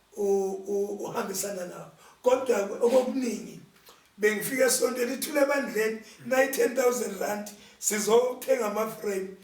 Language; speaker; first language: Zulu; native; Zulu